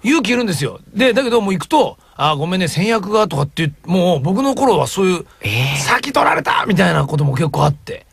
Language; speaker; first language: Japanese; native; Japanese